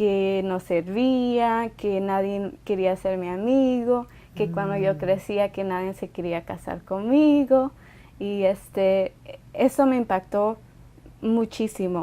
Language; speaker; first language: Spanish; early bilingual, other home language; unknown